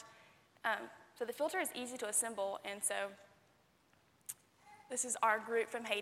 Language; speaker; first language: English; native; English